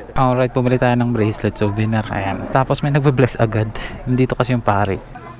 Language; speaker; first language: Filipino; native; Filipino